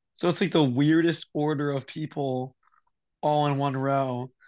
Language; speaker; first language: English; native; English